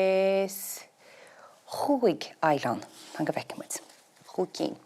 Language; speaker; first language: Irish; native; Irish